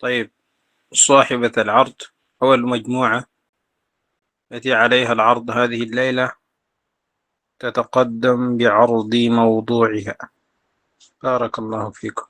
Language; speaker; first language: Arabic; non-native, fluent; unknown